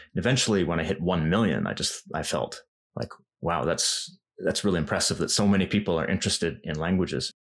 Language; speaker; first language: English; native; English